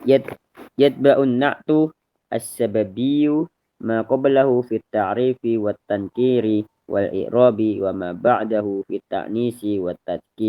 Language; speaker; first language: Arabic; non-native, learner; Indonesian